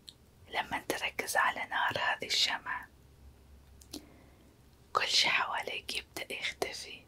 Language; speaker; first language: Arabic; native; Arabic